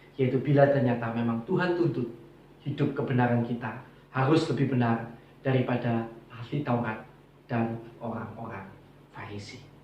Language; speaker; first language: Indonesian; non-native, local second language; Javanese